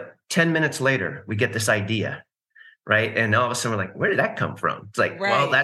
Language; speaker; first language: English; native; English